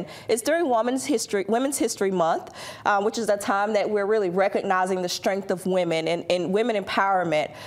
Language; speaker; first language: English; native; English